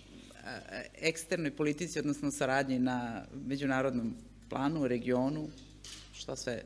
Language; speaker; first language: Serbian; native; Serbian